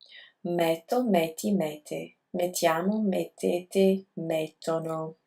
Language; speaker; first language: Italian; non-native, learner; English